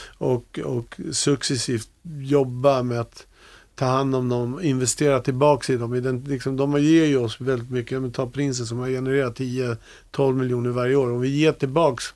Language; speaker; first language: Swedish; early bilingual, other home language; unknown